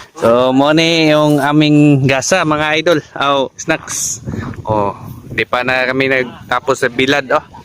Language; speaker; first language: Filipino; non-native, local second language; Cebuano